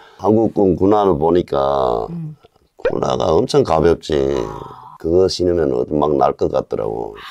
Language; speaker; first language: Korean; native; Korean